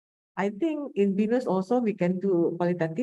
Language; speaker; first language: English; non-native, fluent; Indonesian